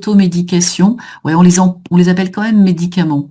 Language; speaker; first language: French; native; French